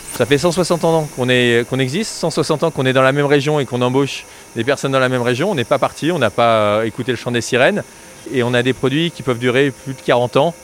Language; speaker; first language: French; native; French